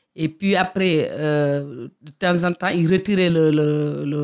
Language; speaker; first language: French; non-native, local second language; Fula